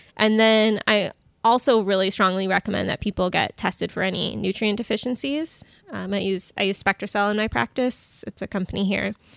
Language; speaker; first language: English; native; English